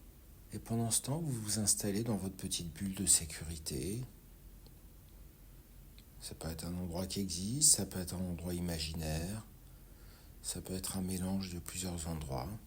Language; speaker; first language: French; native; French